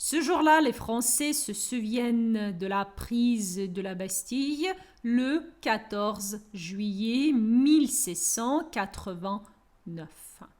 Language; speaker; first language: French; non-native, fluent; Ukrainian